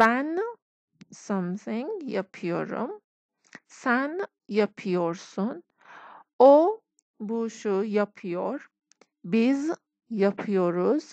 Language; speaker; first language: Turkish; non-native, fluent; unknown